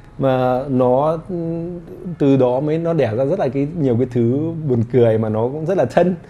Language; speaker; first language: Vietnamese; early bilingual, heritage; Vietnamese